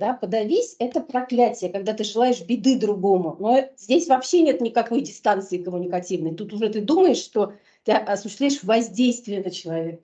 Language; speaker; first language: Russian; native; Russian